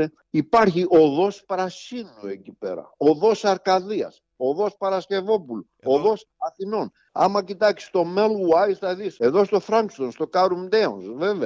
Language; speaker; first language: Greek; native; Greek